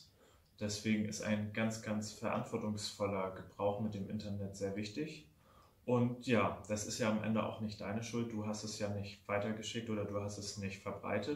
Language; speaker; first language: German; native; German